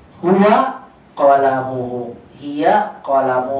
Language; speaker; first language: Arabic; non-native, fluent; Indonesian